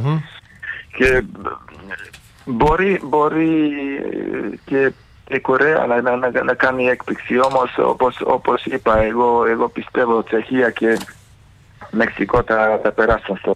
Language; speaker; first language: Greek; non-native, fluent; Serbian